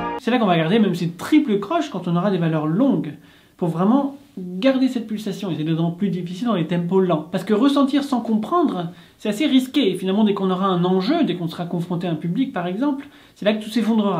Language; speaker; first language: French; native; French